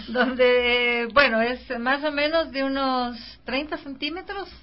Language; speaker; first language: Spanish; native; Spanish